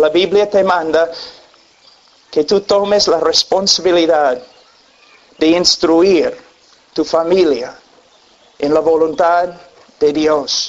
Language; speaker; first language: Spanish; non-native, fluent; English